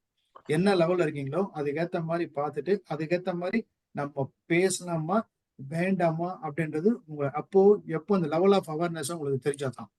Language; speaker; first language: Tamil; native; Tamil